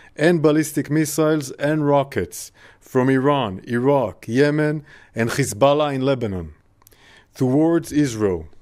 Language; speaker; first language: English; non-native, fluent; Hebrew